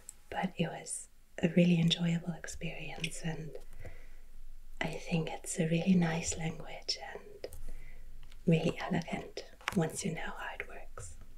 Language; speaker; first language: English; non-native, fluent; German